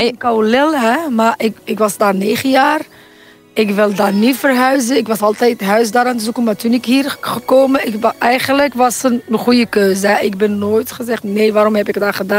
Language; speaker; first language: Dutch; non-native, learner; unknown